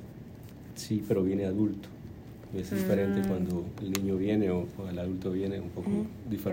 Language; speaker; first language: Spanish; native; Spanish